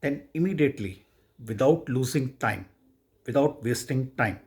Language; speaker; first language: English; non-native, local second language; Punjabi